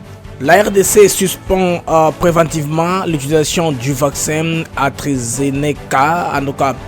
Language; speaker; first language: French; non-native, local second language; Lingala